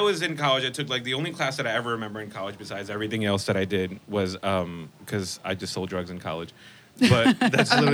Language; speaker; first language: English; non-native, local second language; Urdu